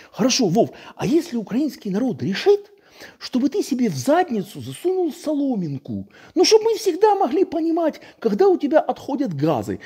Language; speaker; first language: Russian; native; Russian